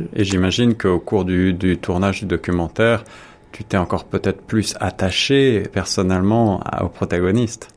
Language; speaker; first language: French; native; French